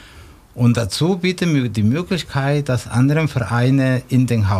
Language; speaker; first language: German; non-native, fluent; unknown